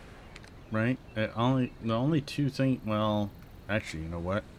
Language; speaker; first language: English; native; English